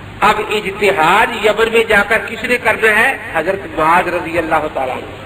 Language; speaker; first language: Urdu; non-native, local second language; Punjabi